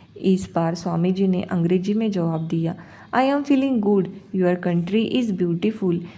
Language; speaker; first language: Hindi; native; Hindi